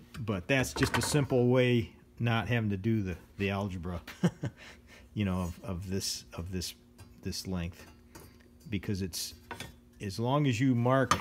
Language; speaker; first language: English; native; English